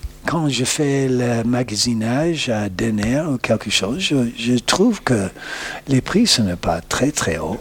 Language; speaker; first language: French; non-native, learner; English